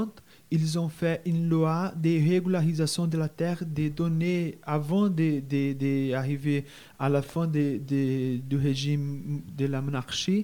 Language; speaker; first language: French; non-native, fluent; Portuguese